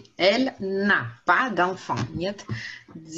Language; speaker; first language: French; non-native, fluent; Russian